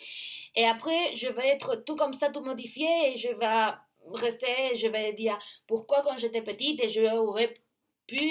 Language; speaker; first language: French; non-native, learner; Spanish